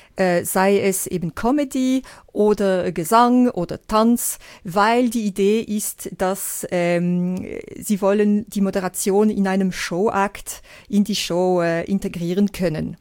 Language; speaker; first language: German; non-native, local second language; French